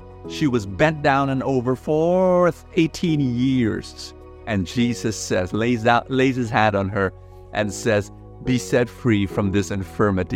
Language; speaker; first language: English; non-native, local second language; Filipino